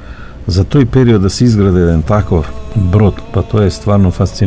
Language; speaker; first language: Macedonian; native; Macedonian